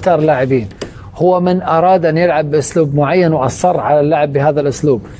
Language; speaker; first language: Arabic; native; Arabic